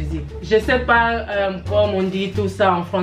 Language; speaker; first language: French; early bilingual, heritage; French